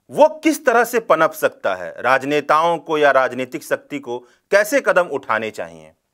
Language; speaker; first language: Hindi; native; Hindi